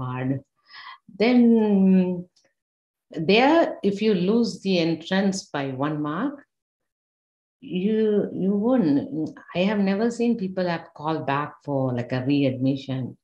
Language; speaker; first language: English; non-native, local second language; Tamil